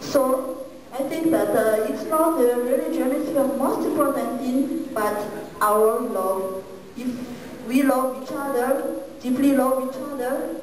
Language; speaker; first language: English; non-native, learner; Malagasy